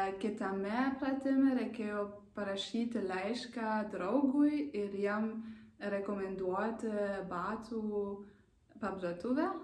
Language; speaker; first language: Lithuanian; non-native, learner; German